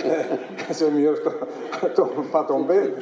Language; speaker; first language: French; non-native, fluent; Italian